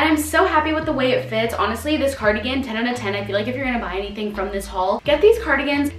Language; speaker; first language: English; native; English